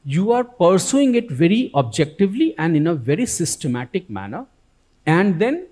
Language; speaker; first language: English; non-native, local second language; Gujarati